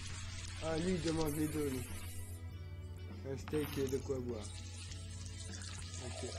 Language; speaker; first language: French; native; French